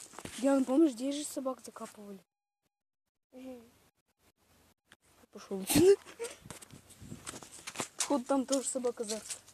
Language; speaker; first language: Russian; native; Russian